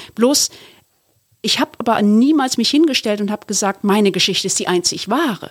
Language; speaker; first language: German; early bilingual, other home language; Turkish